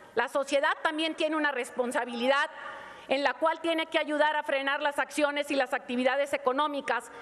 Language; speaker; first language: Spanish; native; Spanish